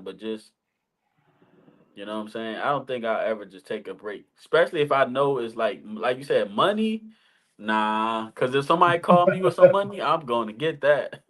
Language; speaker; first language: English; native; English